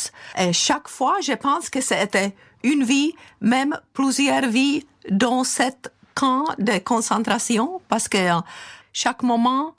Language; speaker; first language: French; non-native, fluent; Czech